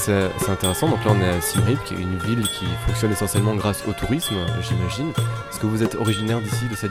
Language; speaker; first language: French; native; French